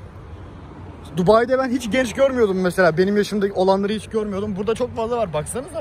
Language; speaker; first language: Turkish; native; Turkish